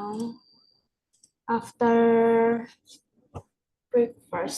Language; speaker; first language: English; non-native, learner; Indonesian